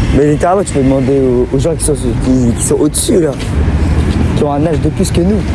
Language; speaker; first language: French; native; French